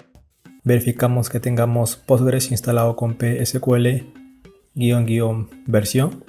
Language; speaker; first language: Spanish; native; Spanish